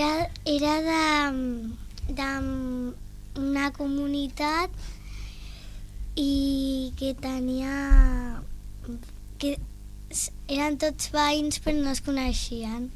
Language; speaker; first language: Catalan; non-native, local second language; Spanish